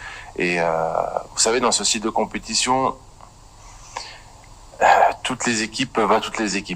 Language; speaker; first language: French; native; French